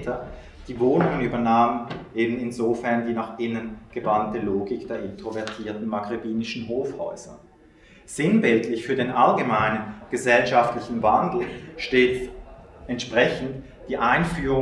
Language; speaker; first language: German; native; German